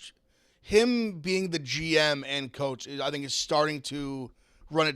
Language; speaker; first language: English; native; English